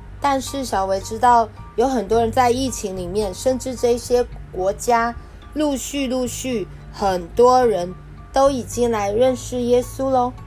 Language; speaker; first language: Chinese; native; Chinese